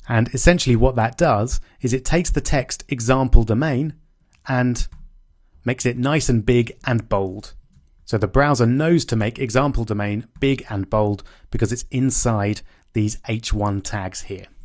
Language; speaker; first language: English; native; English